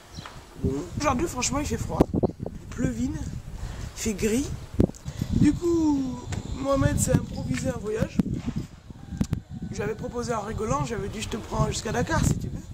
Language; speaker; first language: French; native; French